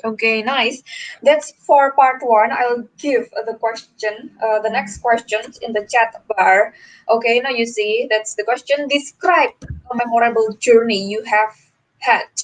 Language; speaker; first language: English; non-native, fluent; Indonesian